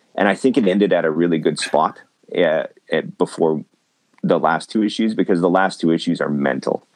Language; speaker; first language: English; native; English